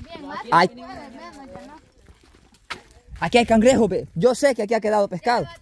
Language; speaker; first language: Spanish; native; Spanish